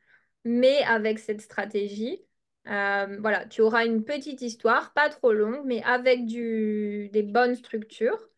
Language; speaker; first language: French; native; French